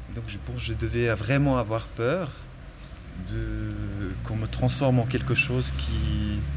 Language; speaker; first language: French; non-native, local second language; Arabic